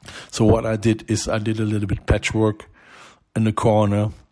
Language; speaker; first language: English; non-native, fluent; German